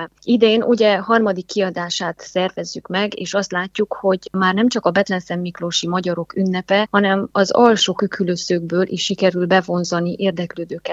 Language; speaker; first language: Hungarian; native; Hungarian